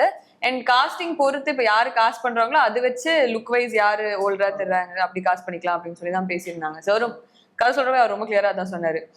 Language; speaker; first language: Tamil; native; Tamil